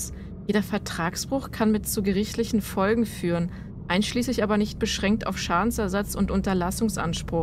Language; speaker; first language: German; native; German